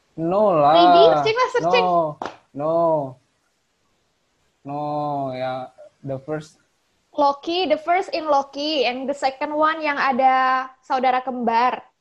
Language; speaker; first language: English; non-native, learner; Indonesian